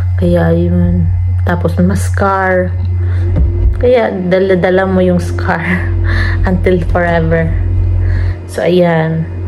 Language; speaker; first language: Filipino; non-native, local second language; Cebuano